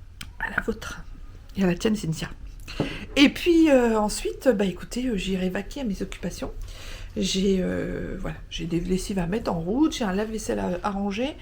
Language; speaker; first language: French; native; French